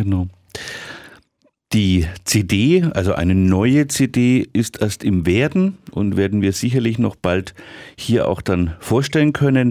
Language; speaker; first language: German; native; German